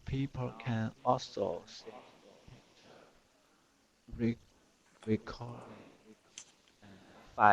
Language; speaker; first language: English; non-native, learner; Chinese